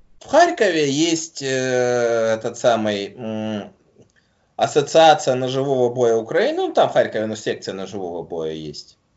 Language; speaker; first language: Russian; native; Russian